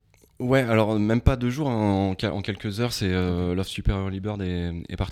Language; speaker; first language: French; native; French